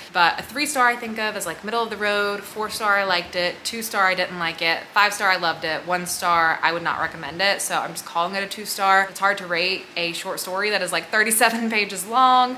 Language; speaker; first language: English; native; English